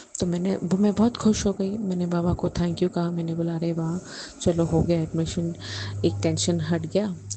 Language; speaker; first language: Hindi; native; Hindi